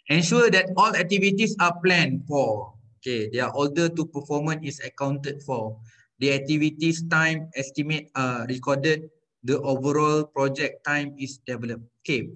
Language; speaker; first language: English; non-native, local second language; Malay